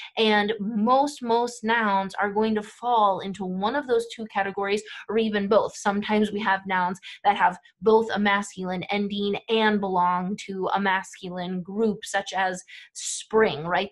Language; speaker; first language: English; native; English